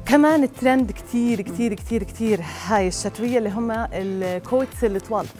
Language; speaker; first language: Arabic; native; Arabic